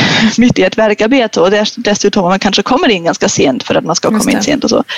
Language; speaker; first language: Swedish; non-native, fluent; German